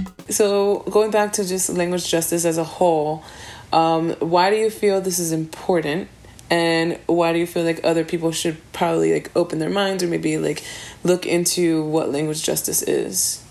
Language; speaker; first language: English; early bilingual, other home language; Spanish